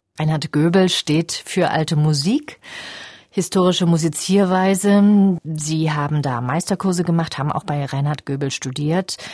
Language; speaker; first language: German; native; German